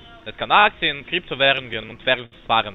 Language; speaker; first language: German; non-native, learner; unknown